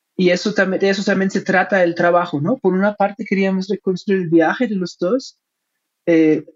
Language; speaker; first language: Spanish; non-native, fluent; German